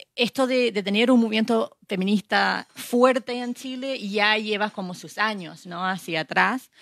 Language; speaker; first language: Spanish; non-native, fluent; English